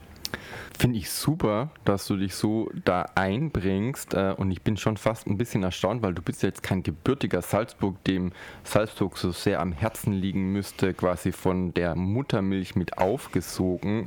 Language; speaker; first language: German; native; German